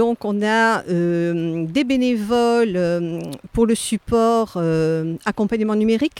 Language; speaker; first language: French; native; French